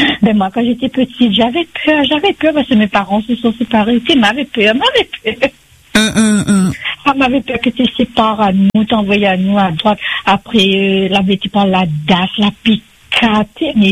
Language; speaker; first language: French; non-native, local second language; Réunion Creole French